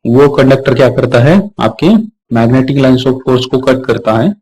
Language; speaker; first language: Hindi; non-native, local second language; Marathi